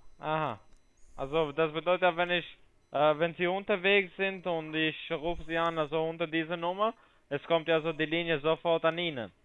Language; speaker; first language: German; non-native, fluent; Albanian